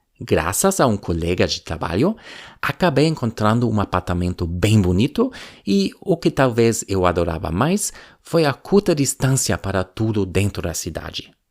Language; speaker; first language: Portuguese; non-native, fluent; German